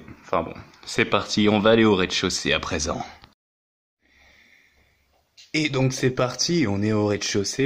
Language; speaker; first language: French; native; French